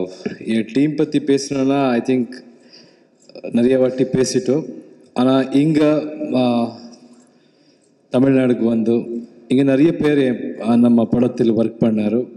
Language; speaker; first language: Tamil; non-native, learner; Kannada